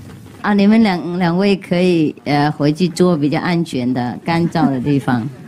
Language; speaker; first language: Chinese; non-native, fluent; Vietnamese